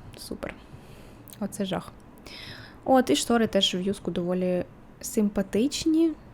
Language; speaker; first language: Ukrainian; native; Ukrainian